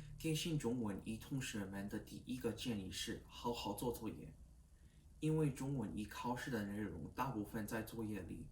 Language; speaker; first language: Chinese; non-native, learner; Korean